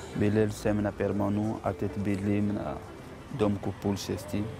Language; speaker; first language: Czech; non-native, learner; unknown